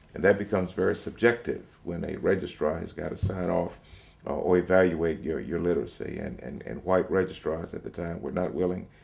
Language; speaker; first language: English; native; English